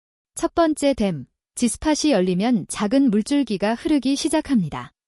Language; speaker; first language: Korean; native; Korean